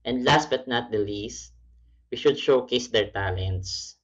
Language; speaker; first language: English; non-native, local second language; Filipino